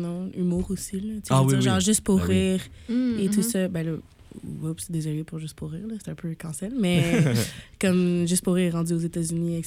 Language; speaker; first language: French; native; French